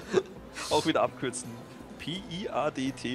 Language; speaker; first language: German; native; German